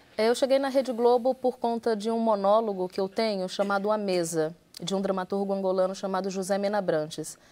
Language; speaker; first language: Portuguese; native; Portuguese